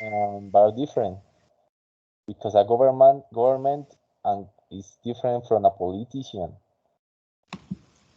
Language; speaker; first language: English; non-native, fluent; Spanish